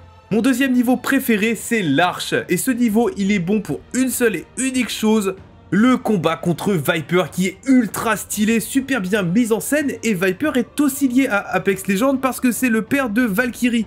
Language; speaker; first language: French; native; French